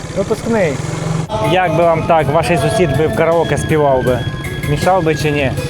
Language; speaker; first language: Ukrainian; native; Ukrainian